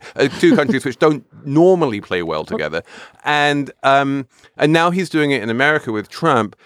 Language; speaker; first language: English; native; English